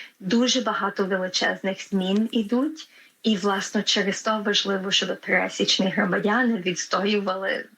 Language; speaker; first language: Ukrainian; early bilingual, heritage; Ukrainian